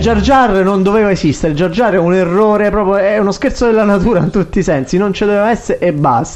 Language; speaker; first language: Italian; native; Italian